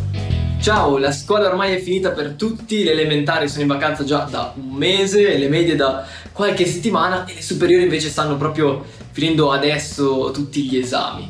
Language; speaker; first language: Italian; native; Italian